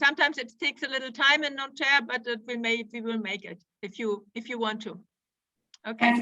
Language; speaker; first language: English; non-native, fluent; German